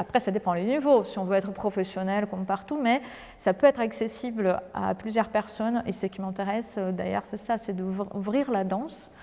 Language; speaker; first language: French; non-native, fluent; Portuguese